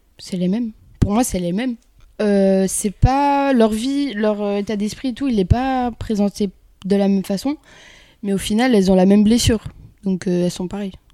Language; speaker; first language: French; early bilingual, other home language; Kabyle